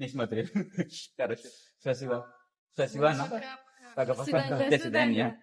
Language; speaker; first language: Russian; non-native, learner; Telugu